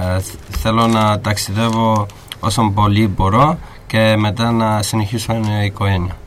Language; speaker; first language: Greek; early bilingual, heritage; English